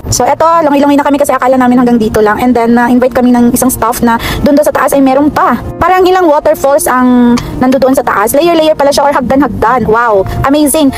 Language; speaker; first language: Filipino; non-native, local second language; Cebuano